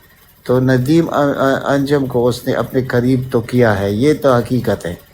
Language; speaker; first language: Urdu; native; Urdu